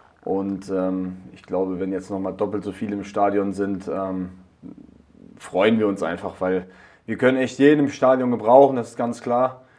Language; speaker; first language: German; native; German